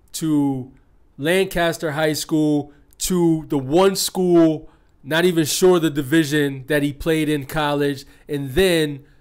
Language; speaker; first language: English; native; English